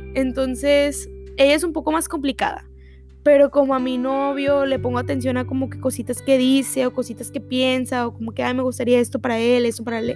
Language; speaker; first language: Spanish; early bilingual, heritage; Spanish